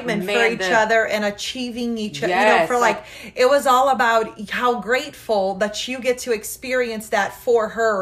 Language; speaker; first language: English; early bilingual, other home language; Portuguese